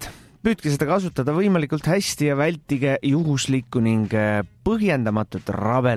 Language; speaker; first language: Estonian; native; Estonian